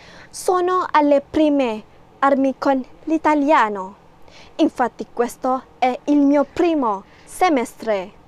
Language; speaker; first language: Italian; non-native, learner; Malay